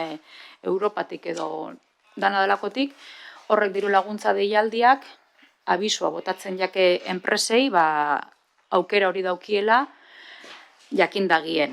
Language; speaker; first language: Basque; native; Basque